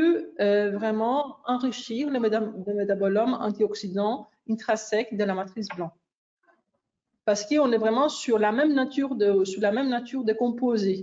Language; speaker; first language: French; non-native, fluent; Greek